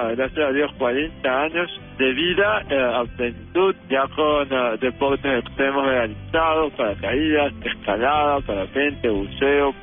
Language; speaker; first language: Spanish; native; Spanish